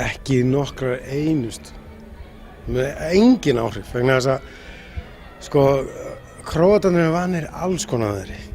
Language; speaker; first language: Icelandic; native; Icelandic